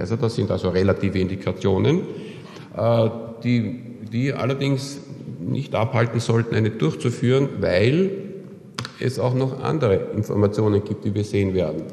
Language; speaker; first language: German; native; German